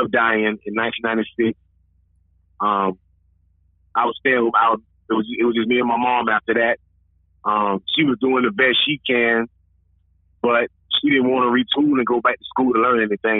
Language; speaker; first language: English; native; English